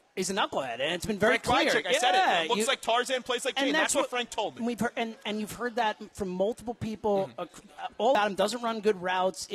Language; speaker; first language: English; native; English